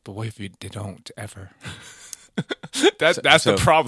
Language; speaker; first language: English; native; English